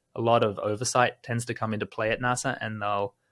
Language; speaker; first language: English; native; English